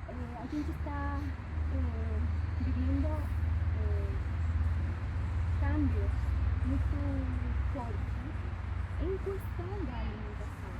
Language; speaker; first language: Portuguese; non-native, fluent; Spanish